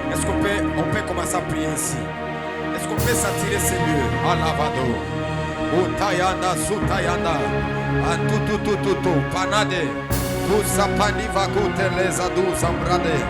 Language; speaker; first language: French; non-native, local second language; Lingala